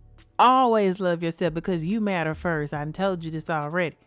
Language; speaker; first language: English; native; English